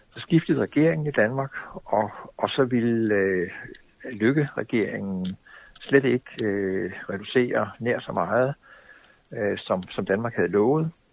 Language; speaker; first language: Danish; native; Danish